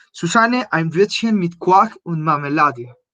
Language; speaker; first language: German; non-native, fluent; Spanish